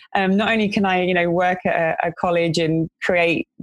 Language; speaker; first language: English; native; English